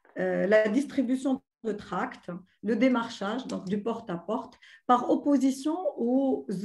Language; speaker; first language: French; non-native, local second language; Arabic